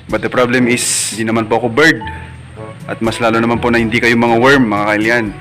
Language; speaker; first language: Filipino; non-native, local second language; Iloko